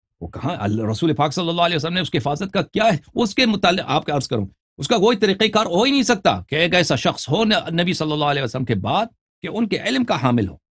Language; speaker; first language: Urdu; non-native, fluent; Persian